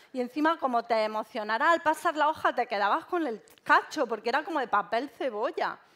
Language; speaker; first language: Spanish; native; Spanish